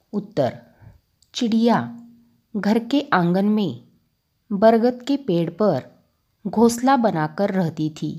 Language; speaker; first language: Hindi; non-native, local second language; Marathi